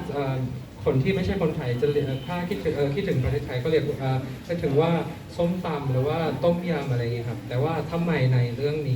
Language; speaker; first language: Thai; non-native, fluent; Indonesian